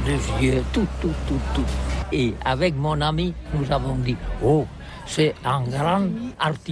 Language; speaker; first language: French; non-native, learner; Catalan